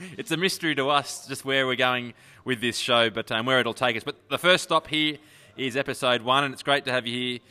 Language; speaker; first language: English; native; English